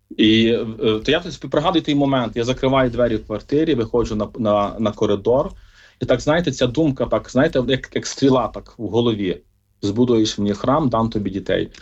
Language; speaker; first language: Ukrainian; native; Ukrainian